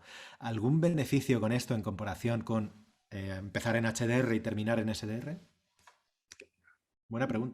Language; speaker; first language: Spanish; native; Spanish